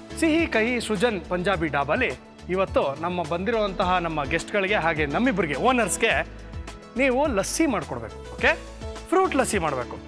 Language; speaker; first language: Kannada; native; Kannada